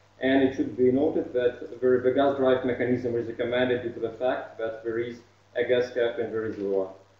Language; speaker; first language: English; non-native, fluent; Russian